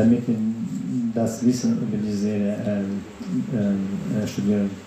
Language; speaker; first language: German; non-native, fluent; Russian